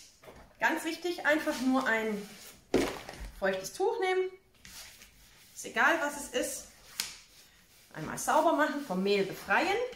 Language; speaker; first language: German; native; German